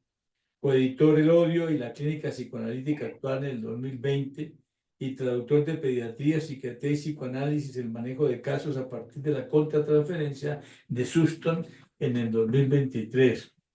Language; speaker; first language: Spanish; native; Spanish